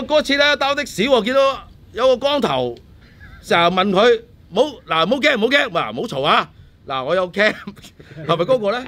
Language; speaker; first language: Cantonese; native; Cantonese